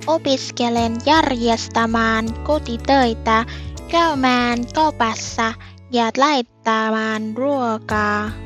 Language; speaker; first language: Finnish; non-native, learner; Vietnamese